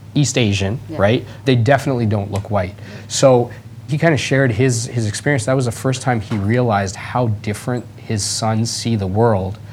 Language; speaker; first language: English; native; English